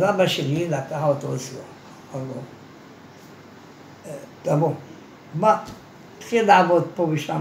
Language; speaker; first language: Hebrew; non-native, fluent; Arabic